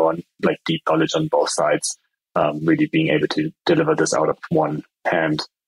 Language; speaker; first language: English; non-native, fluent; German